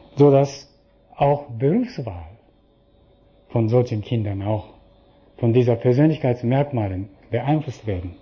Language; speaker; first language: German; non-native, fluent; Japanese